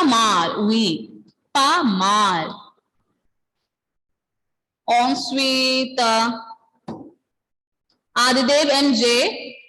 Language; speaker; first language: French; non-native, learner; Malayalam